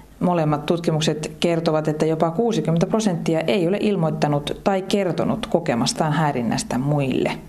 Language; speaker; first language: Finnish; native; Finnish